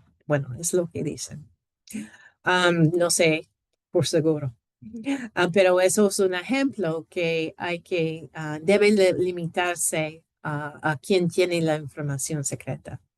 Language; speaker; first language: Spanish; non-native, fluent; English